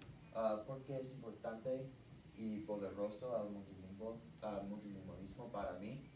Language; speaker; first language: Spanish; non-native, learner; English